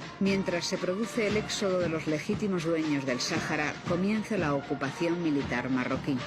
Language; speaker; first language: Spanish; native; Spanish